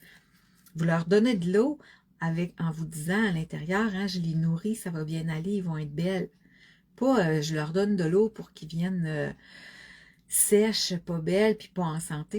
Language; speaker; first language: French; native; French